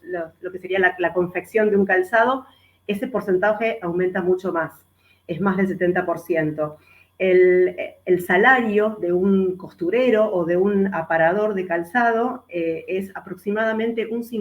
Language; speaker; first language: Spanish; native; Spanish